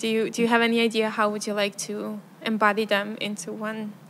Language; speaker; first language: English; non-native, fluent; Serbian